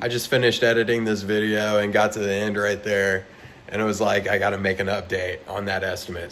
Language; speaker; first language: English; native; English